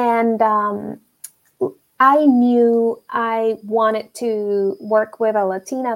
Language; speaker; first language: English; non-native, fluent; Spanish